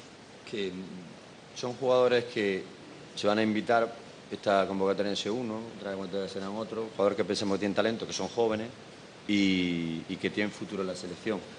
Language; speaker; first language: Spanish; native; Spanish